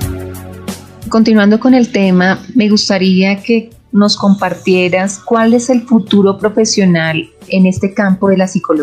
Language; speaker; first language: Spanish; native; Spanish